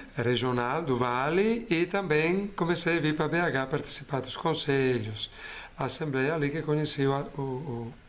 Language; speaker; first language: Portuguese; non-native, fluent; Italian